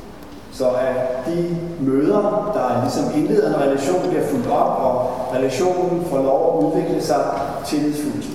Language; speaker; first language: Danish; native; Danish